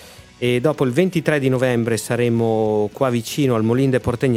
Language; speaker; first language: Italian; native; Italian